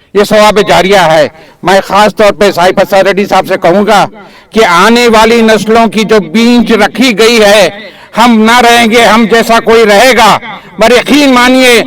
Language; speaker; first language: Urdu; native; Urdu